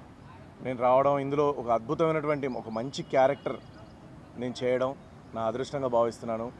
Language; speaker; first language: Telugu; native; Telugu